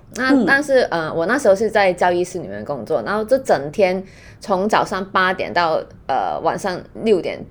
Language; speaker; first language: Chinese; non-native, fluent; Cantonese